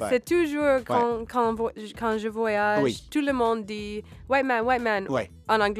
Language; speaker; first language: French; non-native, learner; English